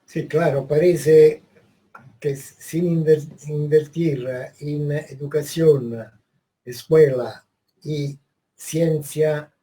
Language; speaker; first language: Spanish; non-native, fluent; Italian